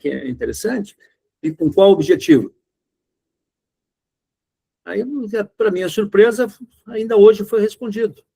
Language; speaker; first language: Portuguese; native; Portuguese